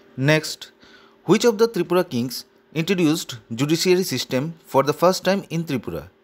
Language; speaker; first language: English; non-native, local second language; Bangla